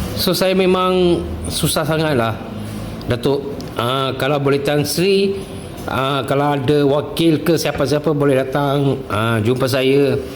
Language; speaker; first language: Malay; non-native, local second language; Tamil